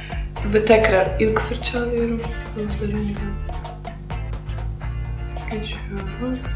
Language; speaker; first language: Turkish; non-native, fluent; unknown